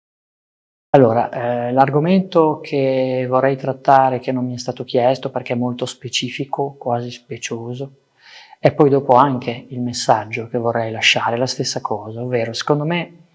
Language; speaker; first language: Italian; early bilingual, other home language; Persian